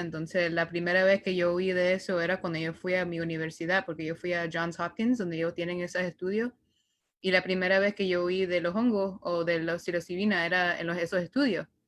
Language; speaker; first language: Spanish; early bilingual, heritage; Spanish